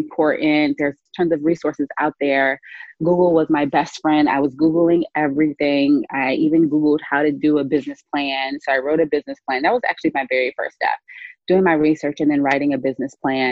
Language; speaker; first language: English; native; English